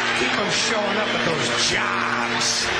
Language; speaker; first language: English; native; English